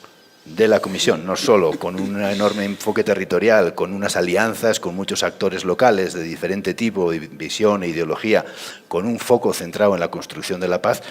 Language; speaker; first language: Spanish; native; Spanish